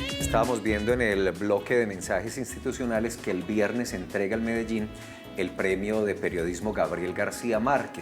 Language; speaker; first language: Spanish; native; Spanish